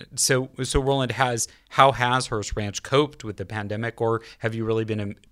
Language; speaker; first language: English; native; English